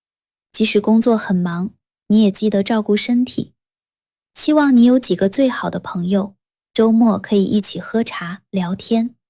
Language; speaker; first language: Chinese; non-native, fluent; Vietnamese